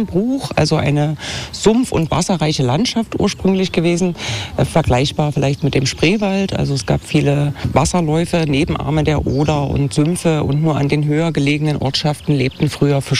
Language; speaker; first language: German; native; German